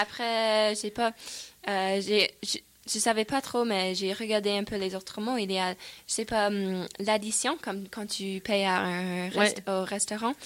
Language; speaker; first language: French; non-native, fluent; English